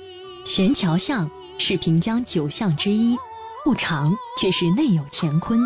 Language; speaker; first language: Chinese; native; Chinese